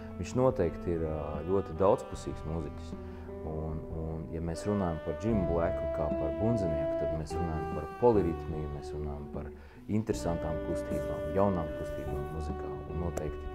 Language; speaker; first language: Latvian; non-native, local second language; Russian